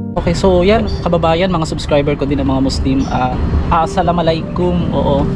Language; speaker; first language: Filipino; native; Filipino